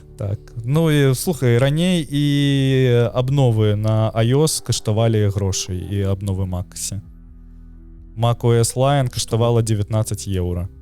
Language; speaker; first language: Belarusian; native; Belarusian